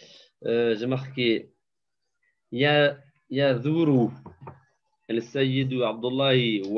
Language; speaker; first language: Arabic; non-native, learner; French